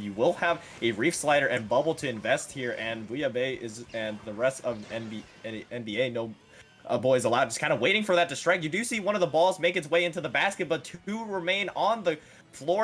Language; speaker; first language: English; native; English